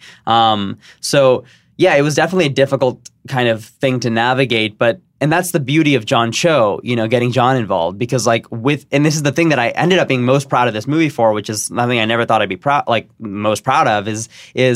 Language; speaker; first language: English; native; English